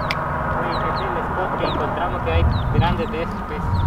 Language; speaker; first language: Spanish; early bilingual, heritage; Spanish